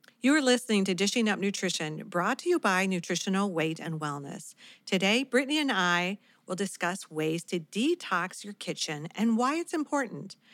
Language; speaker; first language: English; native; English